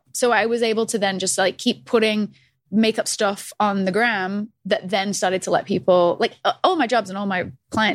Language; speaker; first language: English; native; English